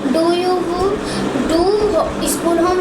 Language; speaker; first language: English; non-native, learner; Hindi